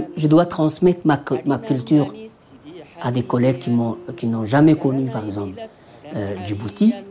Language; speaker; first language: French; non-native, local second language; Somali